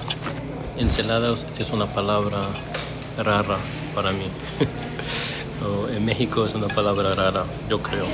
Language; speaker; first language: Spanish; non-native, fluent; Chinese